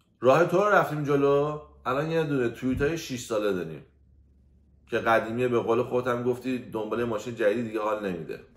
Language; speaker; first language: Persian; native; Persian